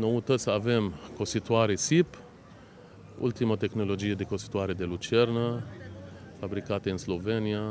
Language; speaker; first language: Romanian; non-native, fluent; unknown